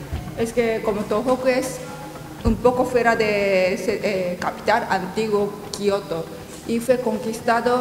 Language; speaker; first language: Spanish; non-native, learner; Japanese